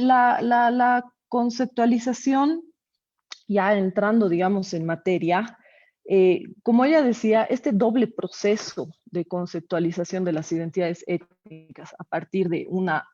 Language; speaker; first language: Spanish; native; Spanish